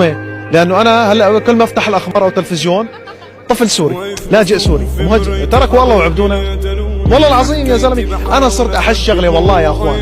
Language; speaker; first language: Arabic; native; Arabic